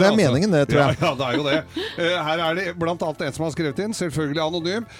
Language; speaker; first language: Norwegian; native; Norwegian